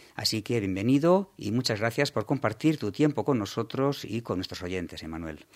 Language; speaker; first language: Spanish; native; Spanish